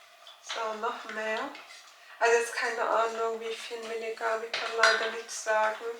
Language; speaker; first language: German; non-native, learner; Turkish